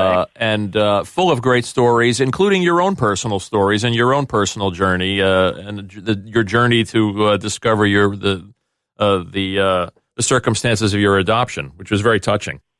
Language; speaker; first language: English; native; English